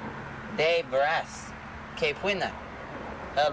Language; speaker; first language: Spanish; non-native, learner; English